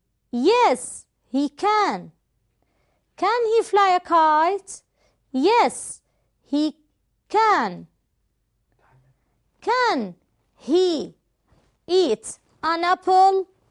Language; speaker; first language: English; non-native, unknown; Arabic